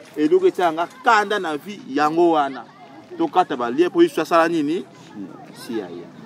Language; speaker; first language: Lingala; non-native, local second language; Kongo